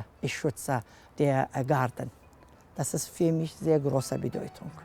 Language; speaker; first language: German; non-native, learner; Kurdish